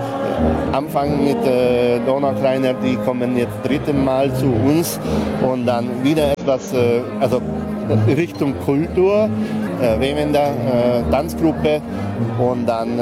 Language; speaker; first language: German; non-native, local second language; Hungarian